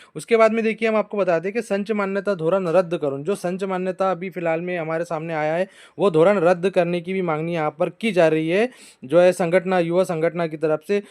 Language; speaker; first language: Hindi; non-native, local second language; Marathi